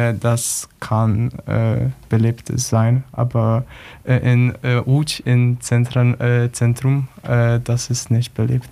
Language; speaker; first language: German; non-native, learner; Polish